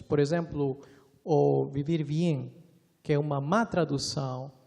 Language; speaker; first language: Portuguese; non-native, fluent; Spanish